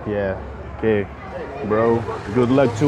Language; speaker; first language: English; non-native, learner; French